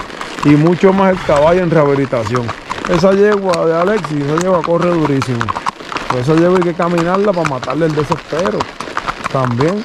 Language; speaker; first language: Spanish; native; Spanish